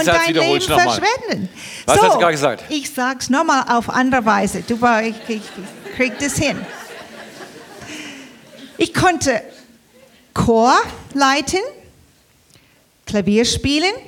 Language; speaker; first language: German; early bilingual, heritage; English